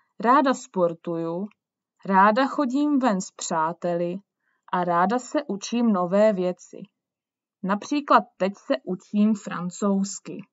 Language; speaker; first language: Czech; native; Czech